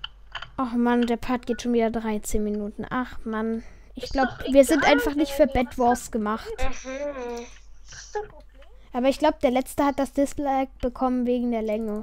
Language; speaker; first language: German; native; German